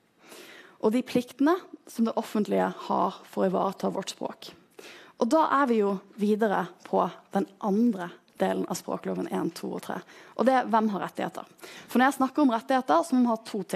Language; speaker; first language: Norwegian; native; Norwegian